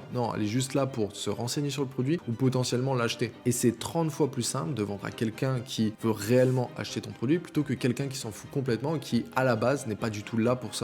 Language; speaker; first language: French; native; French